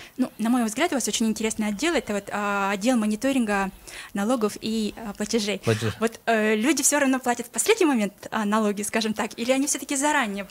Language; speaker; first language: Russian; non-native, local second language; Kyrgyz